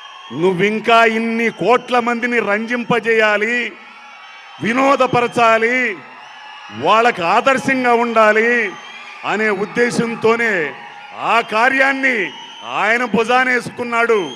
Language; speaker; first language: Telugu; native; Telugu